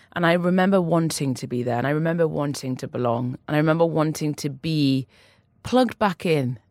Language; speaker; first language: English; native; English